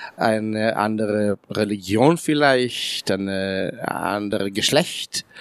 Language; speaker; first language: German; early bilingual, other home language; Hebrew